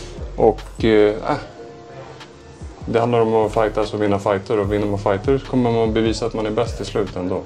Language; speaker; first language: Swedish; native; Swedish